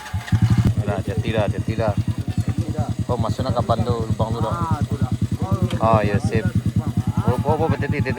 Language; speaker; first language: Indonesian; non-native, local second language; Minangkabau